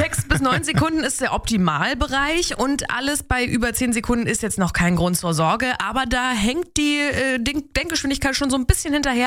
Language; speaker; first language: German; native; German